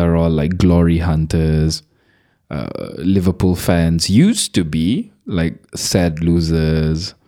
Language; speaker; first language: English; non-native, local second language; Malay